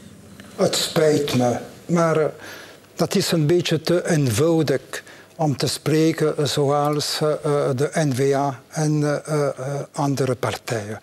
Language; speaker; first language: Dutch; non-native, local second language; French